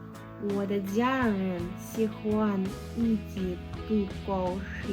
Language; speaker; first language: Chinese; non-native, learner; Russian